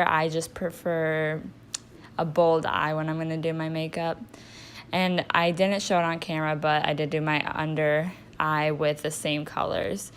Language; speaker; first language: English; native; English